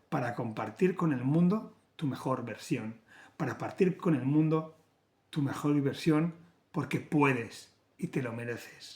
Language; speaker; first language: Spanish; native; Spanish